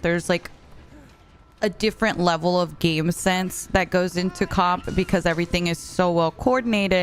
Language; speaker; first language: English; early bilingual, heritage; Spanish